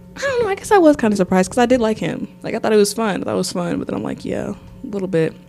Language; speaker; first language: English; native; English